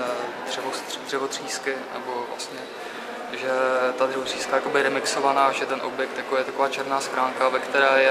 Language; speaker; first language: Czech; native; Czech